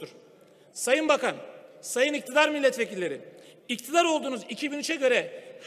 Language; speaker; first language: Turkish; native; Turkish